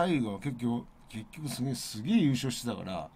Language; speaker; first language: Japanese; native; Japanese